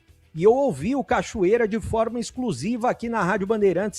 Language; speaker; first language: Portuguese; native; Portuguese